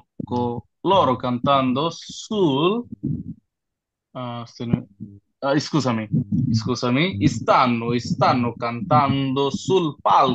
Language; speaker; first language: Italian; non-native, fluent; Bangla